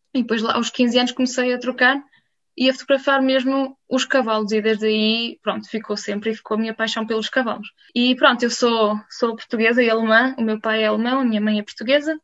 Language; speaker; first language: Portuguese; early bilingual, heritage; Portuguese